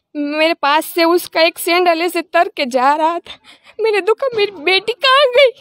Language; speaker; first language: Hindi; non-native, local second language; Gujarati